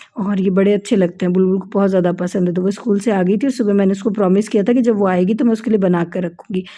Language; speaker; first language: Hindi; native; Hindi